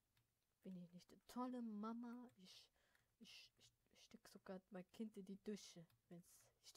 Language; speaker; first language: German; native; German